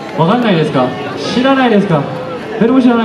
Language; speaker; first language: Japanese; non-native, fluent; French